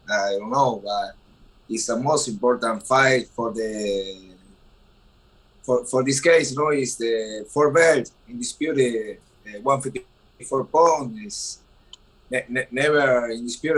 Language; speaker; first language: English; non-native, learner; Spanish